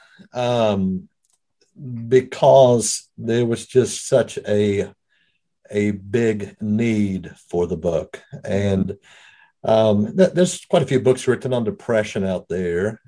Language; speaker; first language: English; native; English